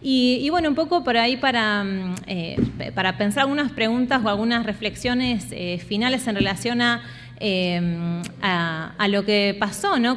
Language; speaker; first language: Spanish; native; Spanish